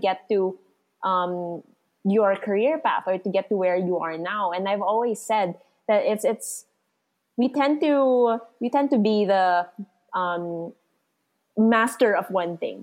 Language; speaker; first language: English; non-native, local second language; Filipino